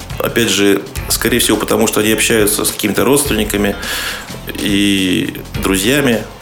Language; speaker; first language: Russian; native; Russian